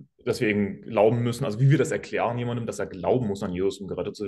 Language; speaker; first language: German; native; German